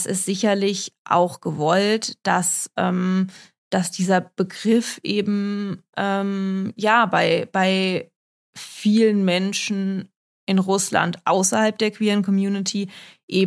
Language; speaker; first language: German; early bilingual, other home language; Russian